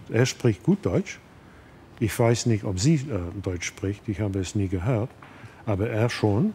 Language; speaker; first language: German; non-native, fluent; English